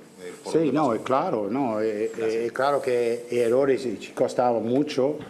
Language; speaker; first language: Spanish; non-native, learner; English